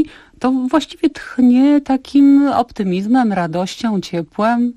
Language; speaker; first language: Polish; native; Polish